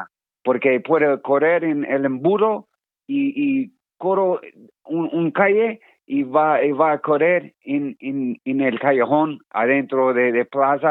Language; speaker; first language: Spanish; non-native, learner; English